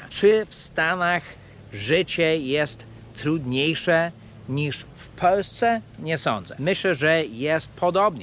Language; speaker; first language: Polish; non-native, fluent; English